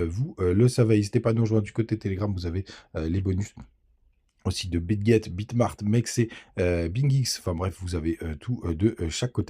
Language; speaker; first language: French; native; French